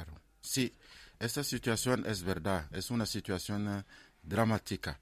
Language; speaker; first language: Spanish; non-native, fluent; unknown